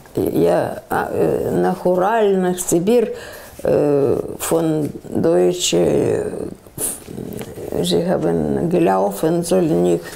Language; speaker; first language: German; non-native, learner; Russian